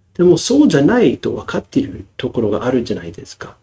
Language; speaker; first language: Japanese; non-native, fluent; English